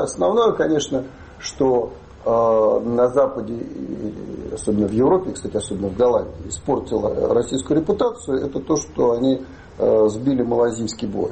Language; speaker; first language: Russian; native; Russian